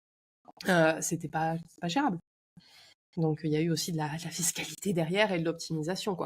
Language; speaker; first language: French; native; French